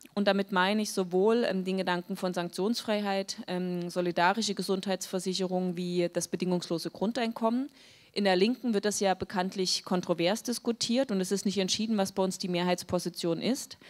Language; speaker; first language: German; native; German